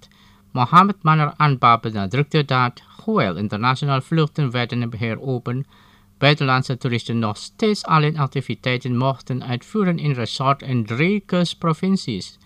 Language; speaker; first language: Dutch; non-native, fluent; Indonesian